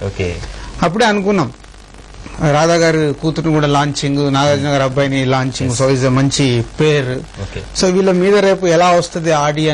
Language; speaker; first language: Telugu; native; Telugu